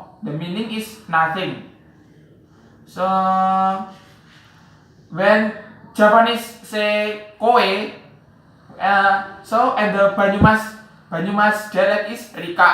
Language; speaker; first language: English; non-native, learner; Javanese